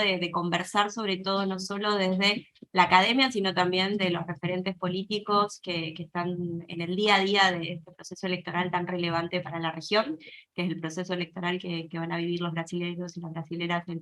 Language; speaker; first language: Spanish; native; Spanish